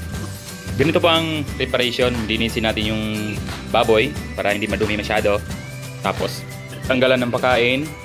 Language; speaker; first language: Filipino; native; Filipino